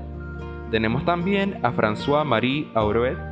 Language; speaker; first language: Spanish; native; Spanish